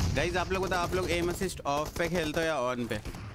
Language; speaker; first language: Hindi; native; Hindi